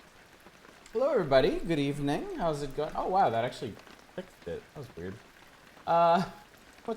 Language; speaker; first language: English; native; English